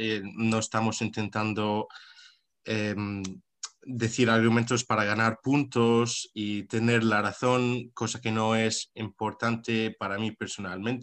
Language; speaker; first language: Spanish; non-native, local second language; Arabic